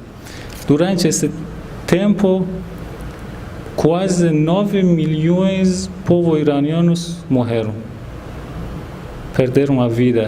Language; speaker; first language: Portuguese; non-native, fluent; Persian